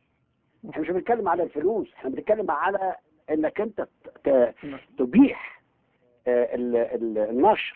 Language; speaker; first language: Arabic; native; Arabic